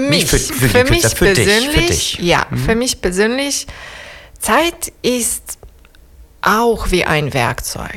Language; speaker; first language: German; non-native, fluent; Serbian